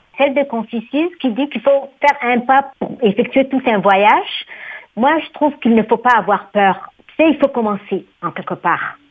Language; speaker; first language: French; non-native, local second language; Somali